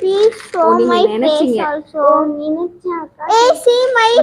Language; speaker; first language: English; non-native, learner; Tamil